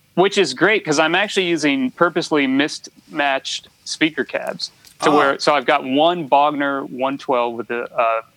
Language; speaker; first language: English; native; English